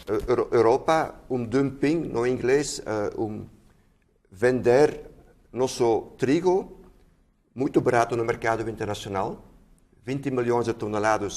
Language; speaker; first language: Portuguese; non-native, fluent; Dutch